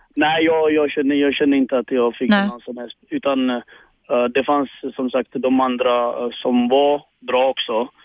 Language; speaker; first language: Swedish; early bilingual, other home language; Tigrinya